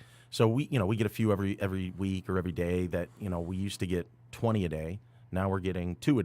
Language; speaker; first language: English; native; English